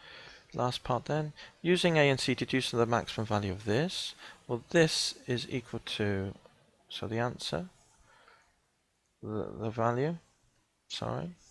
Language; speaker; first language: English; native; English